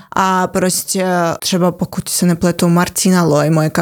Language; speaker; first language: Czech; non-native, fluent; Russian